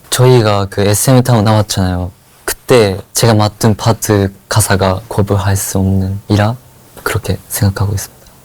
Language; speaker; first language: Korean; non-native, fluent; Japanese